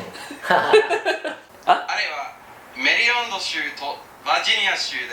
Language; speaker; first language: Japanese; non-native, learner; English